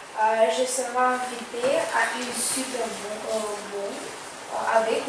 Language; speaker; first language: French; non-native, learner; Ukrainian